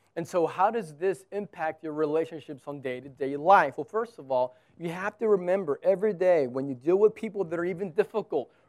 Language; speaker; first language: English; native; English